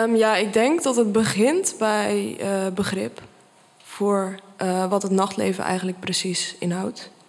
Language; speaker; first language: Dutch; native; Dutch